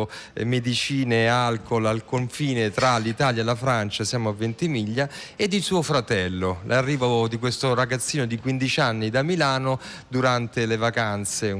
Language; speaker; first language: Italian; native; Italian